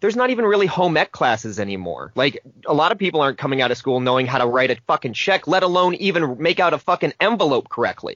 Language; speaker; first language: English; native; English